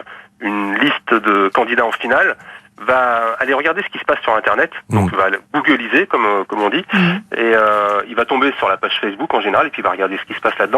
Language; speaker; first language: French; native; French